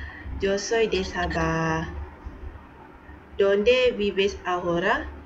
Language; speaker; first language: Spanish; non-native, learner; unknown